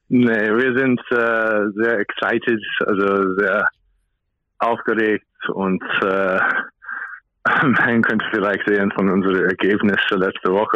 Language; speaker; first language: German; non-native, fluent; English